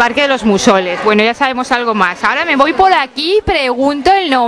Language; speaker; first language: Spanish; native; Spanish